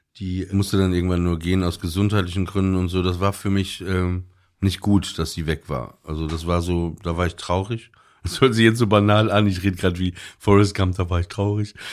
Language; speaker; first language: German; native; German